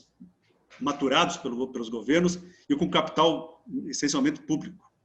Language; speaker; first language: Portuguese; native; Portuguese